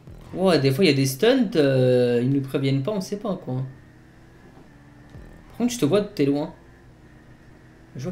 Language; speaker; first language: French; native; French